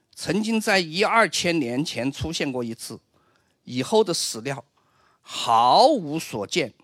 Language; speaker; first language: Chinese; native; Chinese